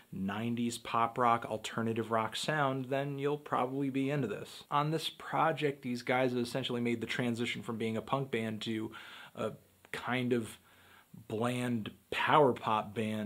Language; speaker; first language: English; native; English